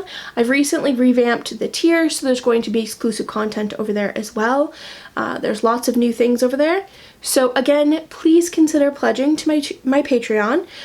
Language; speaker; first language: English; native; English